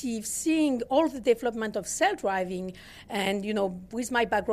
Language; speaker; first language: English; non-native, fluent; French